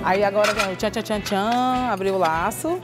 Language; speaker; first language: Portuguese; native; Portuguese